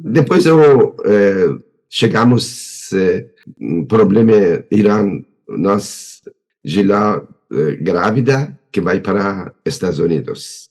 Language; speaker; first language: Portuguese; non-native, learner; Persian